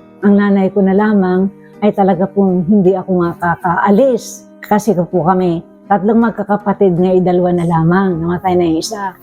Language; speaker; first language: Filipino; native; Filipino